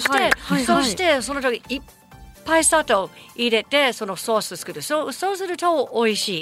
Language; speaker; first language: Japanese; non-native, fluent; English